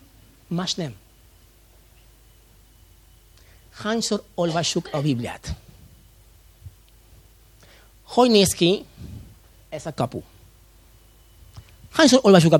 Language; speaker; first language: Hungarian; non-native, fluent; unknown